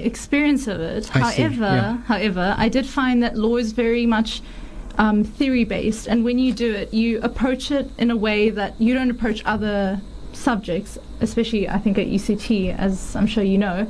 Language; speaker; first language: English; native; English